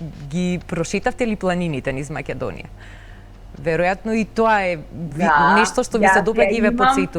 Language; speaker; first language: Macedonian; native; Macedonian